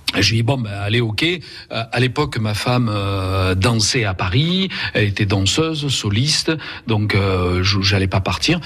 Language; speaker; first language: French; early bilingual, other home language; Spanish